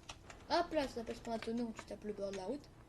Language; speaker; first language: French; native; French